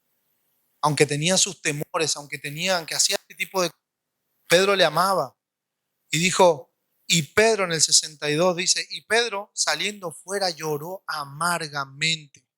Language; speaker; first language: Spanish; native; Spanish